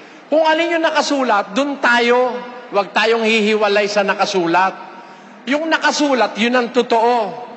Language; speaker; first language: Filipino; native; Filipino